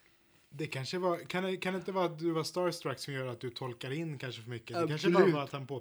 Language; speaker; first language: Swedish; native; Swedish